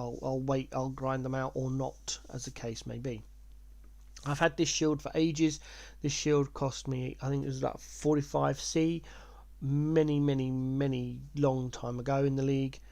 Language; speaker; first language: English; native; English